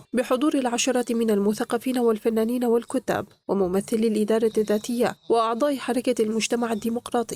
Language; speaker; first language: Arabic; native; Arabic